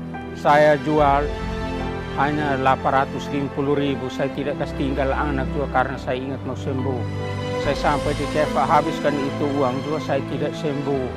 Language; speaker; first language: Indonesian; non-native, local second language; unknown